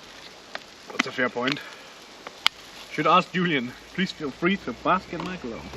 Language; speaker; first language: English; non-native, fluent; Danish